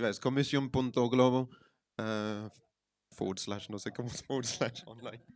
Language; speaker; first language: Spanish; non-native, fluent; English